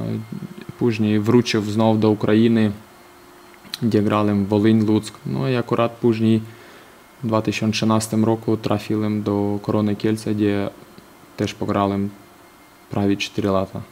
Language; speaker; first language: Polish; non-native, fluent; Ukrainian